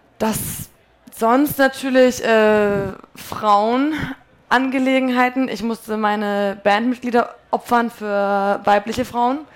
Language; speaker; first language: German; early bilingual, other home language; Polish